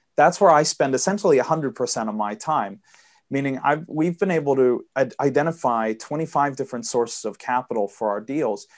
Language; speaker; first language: English; early bilingual, heritage; Swedish